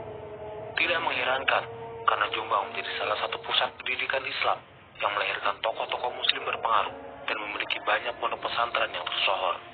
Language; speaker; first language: Indonesian; native; Indonesian